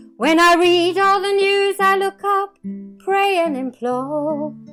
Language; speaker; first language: English; native; English